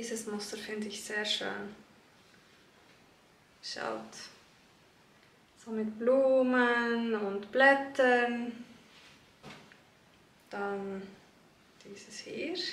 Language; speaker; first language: German; early bilingual, other home language; Turkish